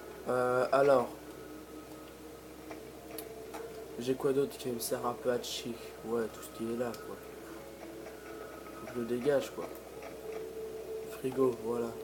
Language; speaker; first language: French; native; French